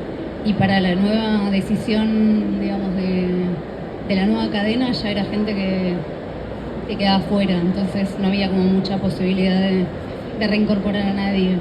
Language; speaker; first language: Spanish; native; Spanish